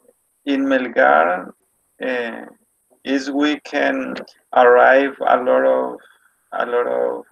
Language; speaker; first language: English; non-native, learner; Spanish